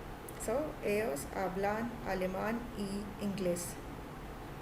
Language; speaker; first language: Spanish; non-native, fluent; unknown